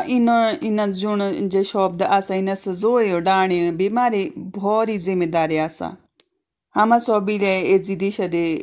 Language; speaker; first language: Hindi; native; Hindi